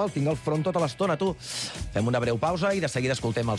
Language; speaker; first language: Catalan; native; Catalan